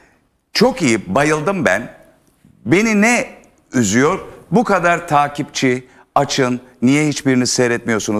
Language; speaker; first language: Turkish; native; Turkish